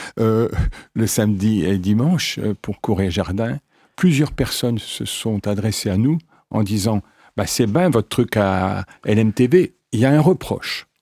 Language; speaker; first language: French; native; French